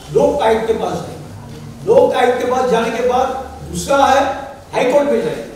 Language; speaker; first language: Hindi; non-native, local second language; Marathi